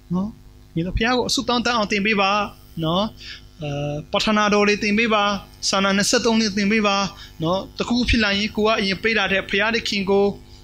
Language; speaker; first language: Burmese; non-native, local second language; S'gaw Karen